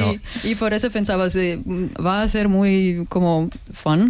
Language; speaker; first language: Spanish; non-native, learner; Russian